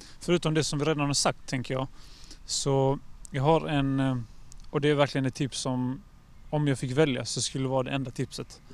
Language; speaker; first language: Swedish; native; Swedish